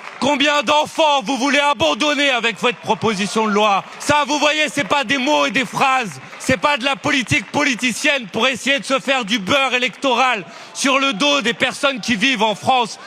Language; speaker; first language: French; native; French